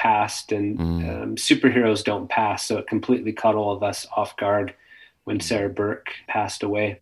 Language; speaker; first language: English; native; English